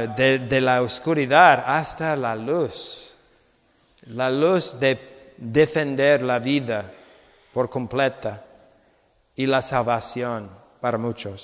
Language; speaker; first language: Spanish; non-native, fluent; English